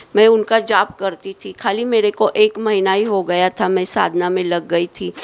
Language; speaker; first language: Hindi; non-native, local second language; Marathi